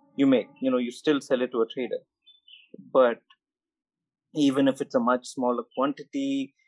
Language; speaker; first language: English; non-native, local second language; Malayalam